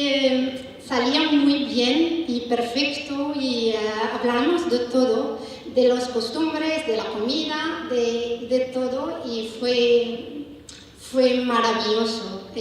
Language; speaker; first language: Spanish; non-native, learner; Arabic